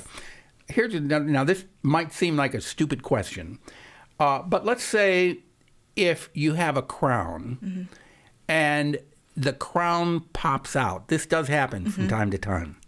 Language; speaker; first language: English; native; English